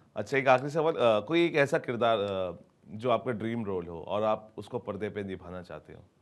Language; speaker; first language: Hindi; native; Hindi